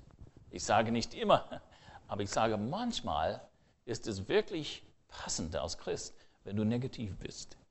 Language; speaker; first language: German; non-native, fluent; English